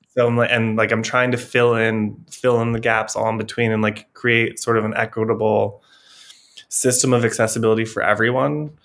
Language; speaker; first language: English; native; English